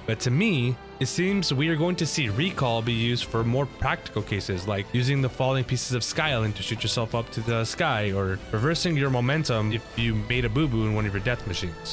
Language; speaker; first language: English; native; English